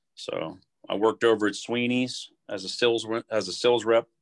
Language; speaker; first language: English; native; English